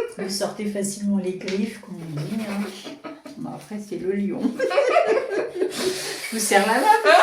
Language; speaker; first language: French; native; French